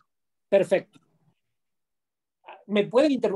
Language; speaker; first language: Spanish; native; Spanish